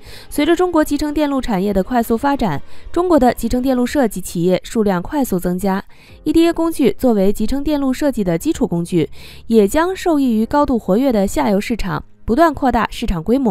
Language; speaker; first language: Chinese; native; Chinese